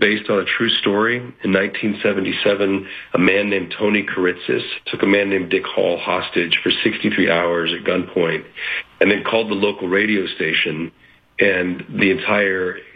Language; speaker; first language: English; native; English